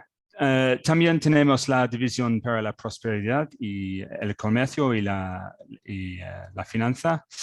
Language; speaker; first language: Spanish; non-native, learner; English